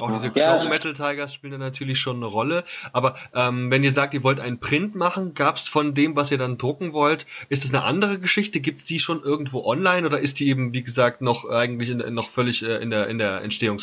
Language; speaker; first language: German; native; German